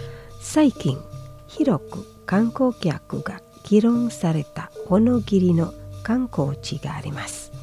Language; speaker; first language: Japanese; non-native, fluent; Indonesian